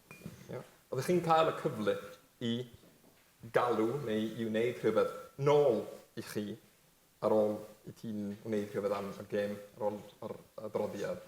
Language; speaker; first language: Welsh; non-native, fluent; Spanish